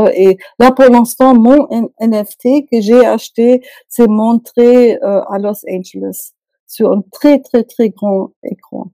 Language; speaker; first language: French; non-native, fluent; German